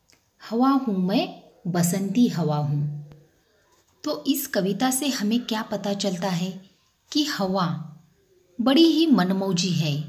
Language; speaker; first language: Hindi; non-native, local second language; Marathi